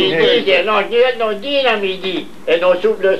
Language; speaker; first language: French; native; French